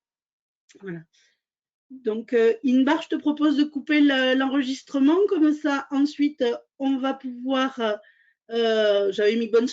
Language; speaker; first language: French; native; French